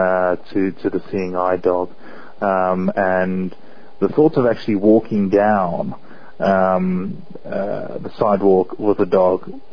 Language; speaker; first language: English; native; English